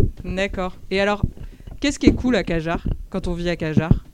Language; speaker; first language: French; native; French